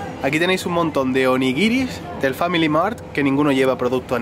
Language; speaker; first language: Spanish; native; Spanish